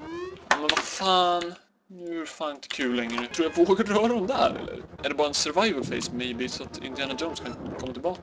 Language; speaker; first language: Swedish; native; Swedish